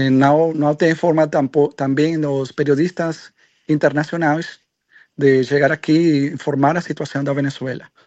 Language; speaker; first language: Portuguese; non-native, learner; Spanish